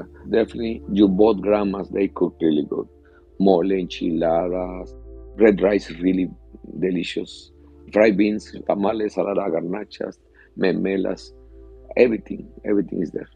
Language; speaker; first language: English; non-native, fluent; Spanish